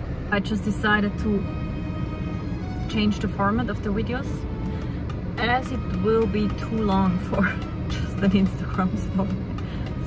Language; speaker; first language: English; non-native, fluent; German